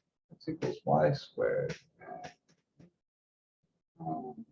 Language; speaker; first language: English; native; English